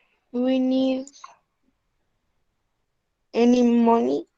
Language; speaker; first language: English; non-native, learner; Spanish